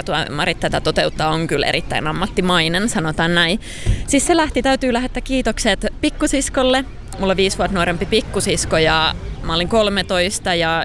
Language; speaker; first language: Finnish; native; Finnish